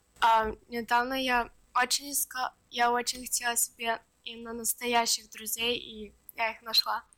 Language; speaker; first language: Russian; early bilingual, other home language; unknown